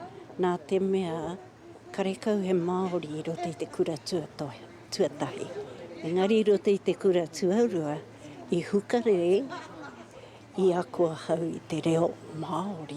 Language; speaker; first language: Māori; non-native, local second language; English